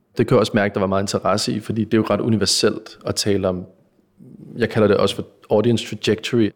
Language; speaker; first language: Danish; native; Danish